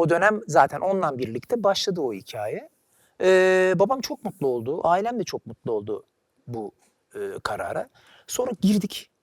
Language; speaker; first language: Turkish; native; Turkish